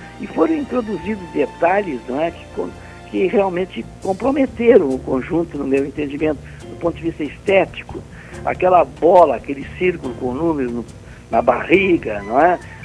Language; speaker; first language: Portuguese; native; Portuguese